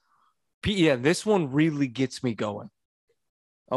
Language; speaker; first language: English; native; English